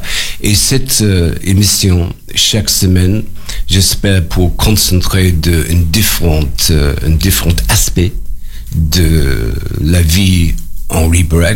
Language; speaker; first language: French; non-native, learner; English